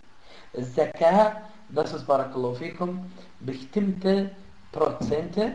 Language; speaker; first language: German; non-native, fluent; Arabic